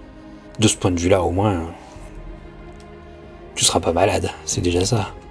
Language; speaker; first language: French; native; French